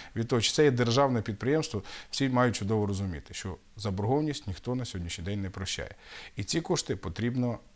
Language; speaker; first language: Ukrainian; native; Ukrainian